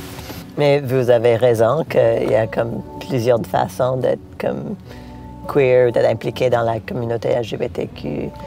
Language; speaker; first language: French; non-native, local second language; English